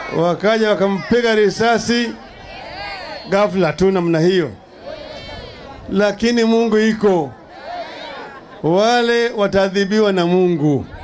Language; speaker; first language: Swahili; non-native, local second language; Luo (Kenya and Tanzania)